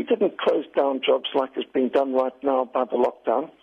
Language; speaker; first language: English; native; English